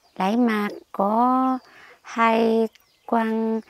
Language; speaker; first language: Vietnamese; native; Vietnamese